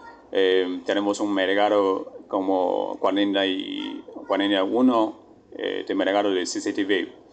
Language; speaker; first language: Spanish; non-native, learner; Chinese